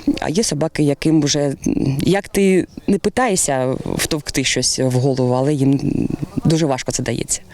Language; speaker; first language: Ukrainian; non-native, local second language; Russian